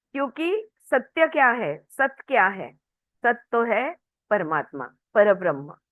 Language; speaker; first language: Hindi; non-native, local second language; Marathi